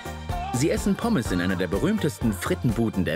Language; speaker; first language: German; native; German